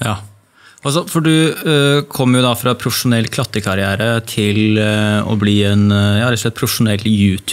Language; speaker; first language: Norwegian; native; Norwegian